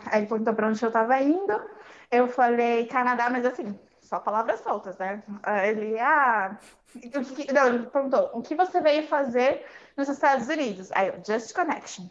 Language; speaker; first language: Portuguese; native; Portuguese